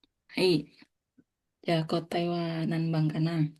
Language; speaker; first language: Japanese; non-native, fluent; Indonesian